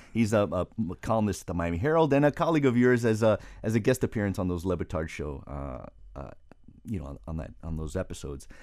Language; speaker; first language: English; early bilingual, other home language; Spanish